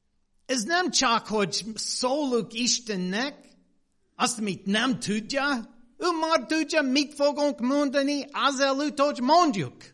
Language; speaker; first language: Hungarian; non-native, fluent; English